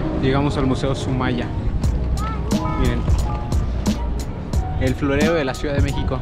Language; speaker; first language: Spanish; native; Spanish